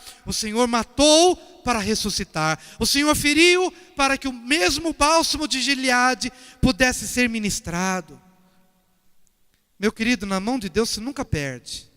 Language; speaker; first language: Portuguese; native; Portuguese